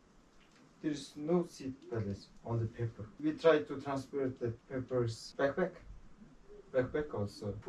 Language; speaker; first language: English; non-native, learner; Mongolian